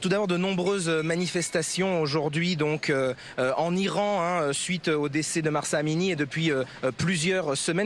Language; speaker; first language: French; native; French